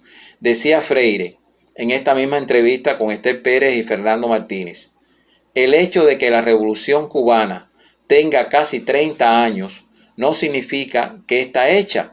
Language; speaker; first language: Spanish; native; Spanish